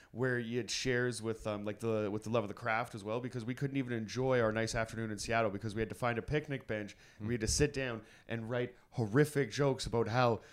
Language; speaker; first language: English; native; English